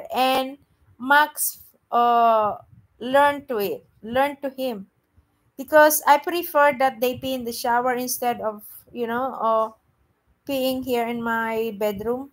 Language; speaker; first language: English; non-native, local second language; Filipino